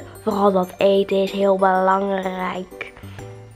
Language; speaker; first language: Dutch; native; Dutch